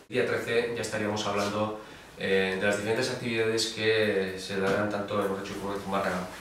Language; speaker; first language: Spanish; non-native, local second language; Basque